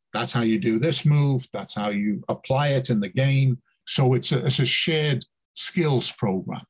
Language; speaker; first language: English; native; English